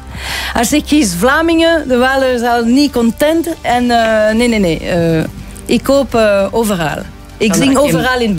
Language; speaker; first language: Dutch; non-native, local second language; French